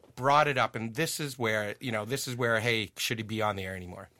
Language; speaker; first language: English; native; English